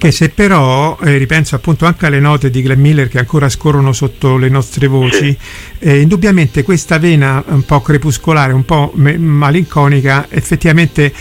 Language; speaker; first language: Italian; native; Italian